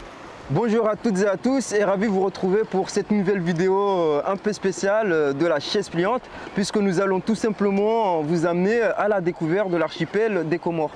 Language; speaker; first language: French; non-native, local second language; Comorian